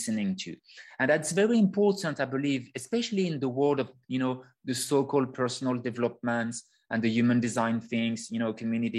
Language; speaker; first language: English; non-native, fluent; French